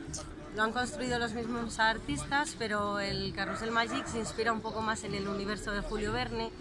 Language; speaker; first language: Spanish; native; Spanish